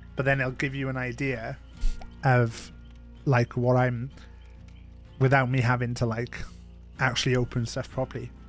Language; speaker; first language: English; non-native, local second language; Welsh